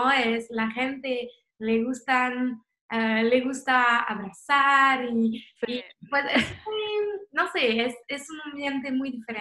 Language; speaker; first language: Spanish; non-native, fluent; French